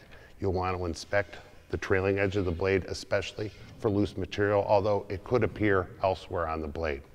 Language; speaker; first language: English; native; English